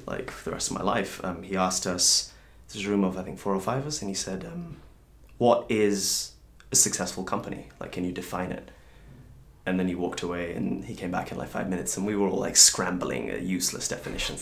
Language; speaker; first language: English; native; English